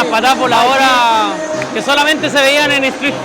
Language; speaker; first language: Spanish; native; Spanish